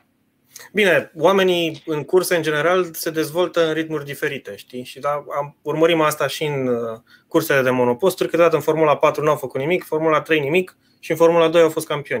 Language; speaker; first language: Romanian; native; Romanian